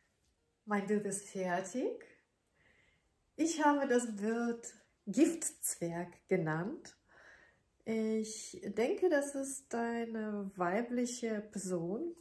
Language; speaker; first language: German; non-native, fluent; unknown